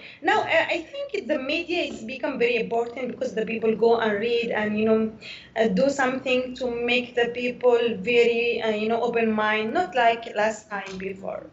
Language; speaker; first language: English; non-native, learner; Arabic